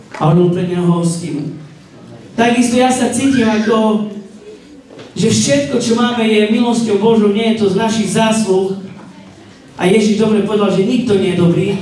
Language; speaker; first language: Slovak; non-native, local second language; Romany